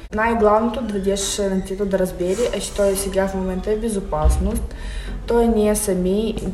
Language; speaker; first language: Bulgarian; non-native, fluent; Ukrainian